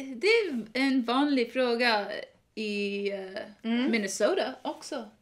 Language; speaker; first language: Swedish; non-native, learner; English